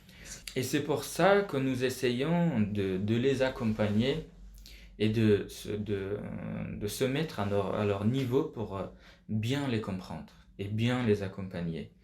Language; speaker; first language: French; non-native, fluent; Persian